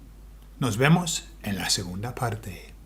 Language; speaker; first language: Spanish; non-native, fluent; English